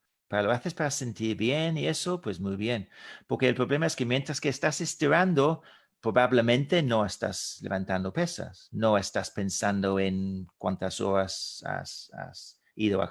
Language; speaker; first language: Spanish; non-native, fluent; English